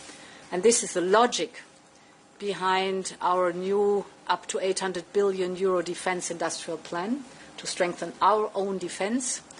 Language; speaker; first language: English; non-native, fluent; German